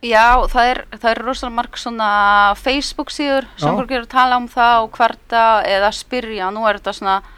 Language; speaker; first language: Icelandic; early bilingual, heritage; Polish